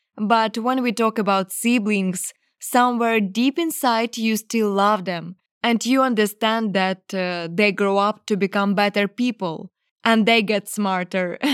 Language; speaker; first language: English; non-native, fluent; Ukrainian